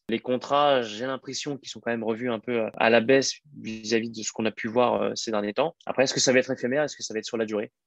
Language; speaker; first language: French; native; French